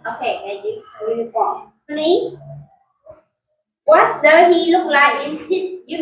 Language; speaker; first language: English; non-native, fluent; Vietnamese